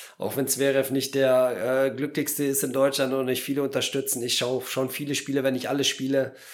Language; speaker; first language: German; early bilingual, other home language; Polish